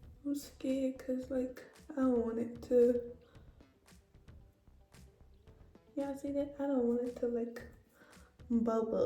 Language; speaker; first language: English; native; English